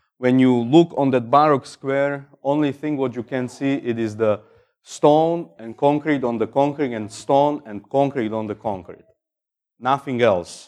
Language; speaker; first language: English; non-native, fluent; Slovak